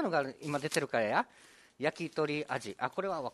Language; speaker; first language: Japanese; native; Japanese